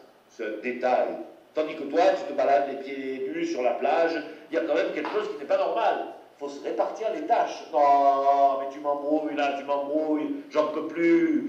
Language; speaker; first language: French; native; French